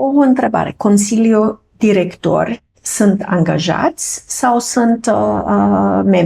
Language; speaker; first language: Romanian; non-native, fluent; German